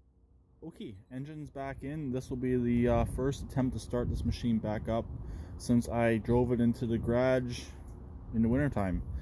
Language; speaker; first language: English; native; English